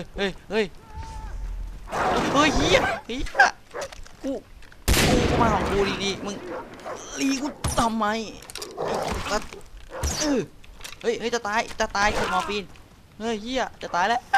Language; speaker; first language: Thai; native; Thai